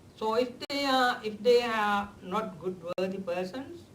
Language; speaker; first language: English; non-native, local second language; Sinhala